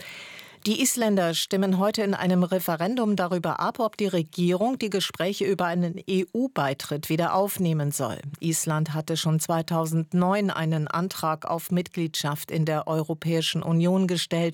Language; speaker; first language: German; native; German